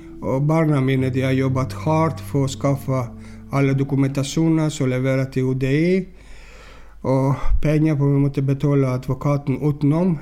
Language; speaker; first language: Norwegian; non-native, learner; Greek